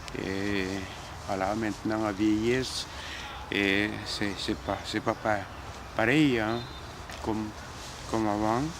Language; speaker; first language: French; non-native, fluent; Korean